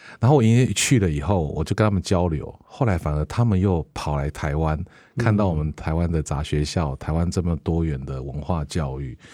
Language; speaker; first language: Chinese; native; Chinese